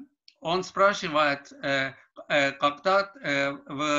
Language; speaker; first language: Russian; non-native, learner; Estonian